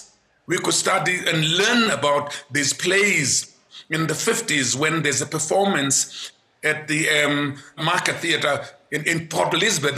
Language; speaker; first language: English; non-native, local second language; Xhosa